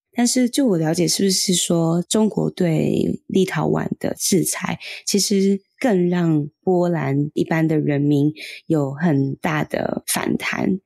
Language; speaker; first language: Chinese; native; Chinese